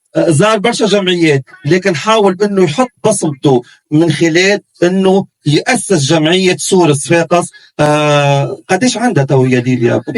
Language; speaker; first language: Arabic; native; Arabic